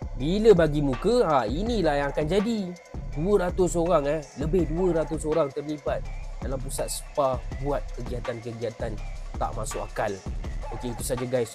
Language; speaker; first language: Malay; native; Malay